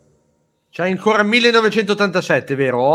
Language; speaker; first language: Italian; native; Italian